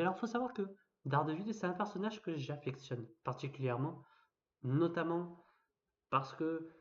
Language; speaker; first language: French; native; French